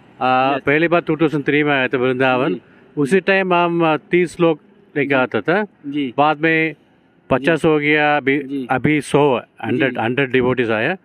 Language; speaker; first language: Hindi; non-native, local second language; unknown